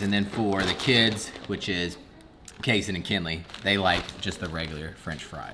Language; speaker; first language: English; native; English